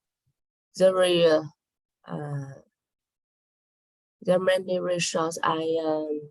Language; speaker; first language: English; non-native, learner; Vietnamese